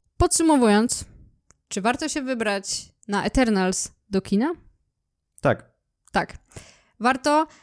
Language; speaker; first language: Polish; native; Polish